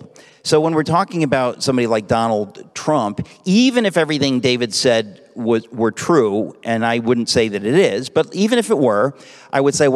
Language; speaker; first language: English; native; English